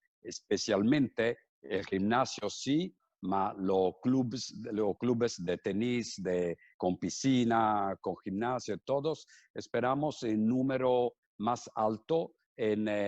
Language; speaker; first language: Spanish; non-native, fluent; Italian